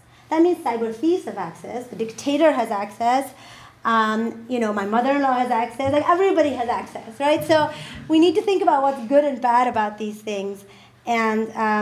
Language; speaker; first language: English; non-native, local second language; Urdu